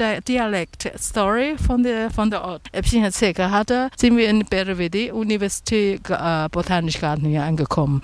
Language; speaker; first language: German; non-native, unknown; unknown